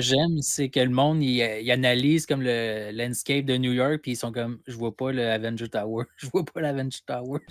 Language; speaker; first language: French; native; French